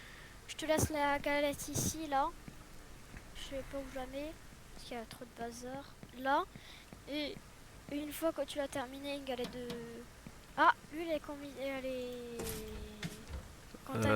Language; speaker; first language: French; native; French